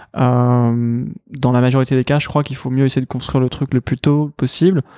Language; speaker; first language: French; native; French